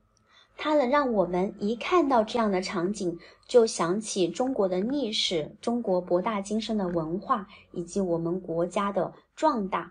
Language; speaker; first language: Chinese; native; Chinese